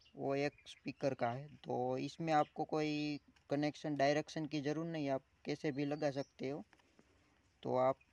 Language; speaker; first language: Hindi; non-native, local second language; Gujarati